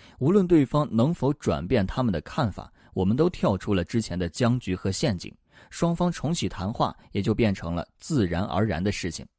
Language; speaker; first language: Chinese; native; Chinese